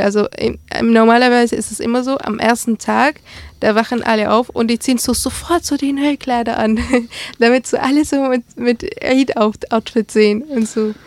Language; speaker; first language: German; early bilingual, other home language; Arabic